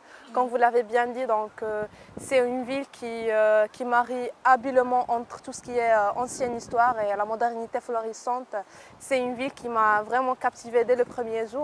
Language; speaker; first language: French; non-native, local second language; Arabic